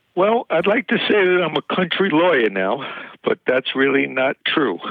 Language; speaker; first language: English; native; English